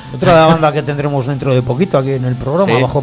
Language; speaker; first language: Spanish; native; Spanish